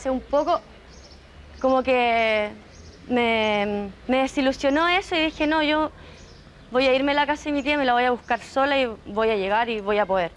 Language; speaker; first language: Spanish; native; Spanish